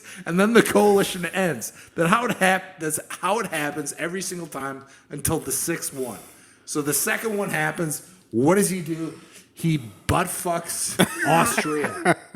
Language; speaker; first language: English; native; English